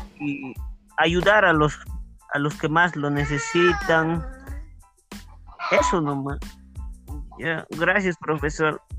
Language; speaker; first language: Spanish; native; Spanish